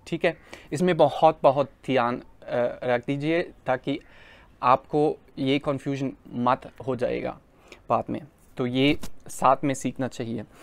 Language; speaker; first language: Hindi; non-native, fluent; German